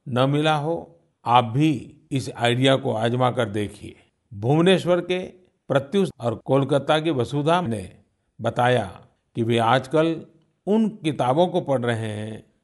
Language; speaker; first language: Hindi; non-native, local second language; Gujarati